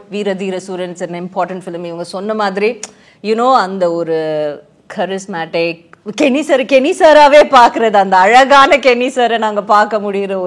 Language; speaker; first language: Tamil; native; Tamil